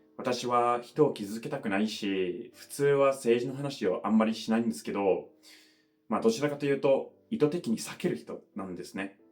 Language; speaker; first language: Japanese; non-native, fluent; English